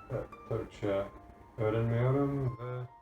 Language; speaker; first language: Turkish; non-native, learner; English